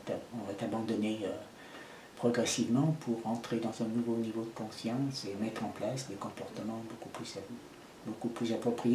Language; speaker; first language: French; native; French